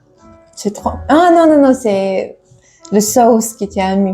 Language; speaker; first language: French; non-native, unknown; Tajik